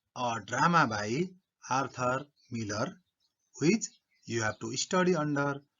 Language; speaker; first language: English; non-native, local second language; Nepali